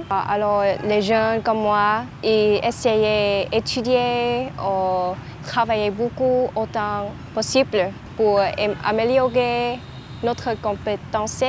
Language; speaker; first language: French; non-native, learner; Vietnamese